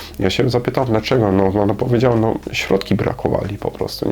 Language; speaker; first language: Polish; non-native, learner; German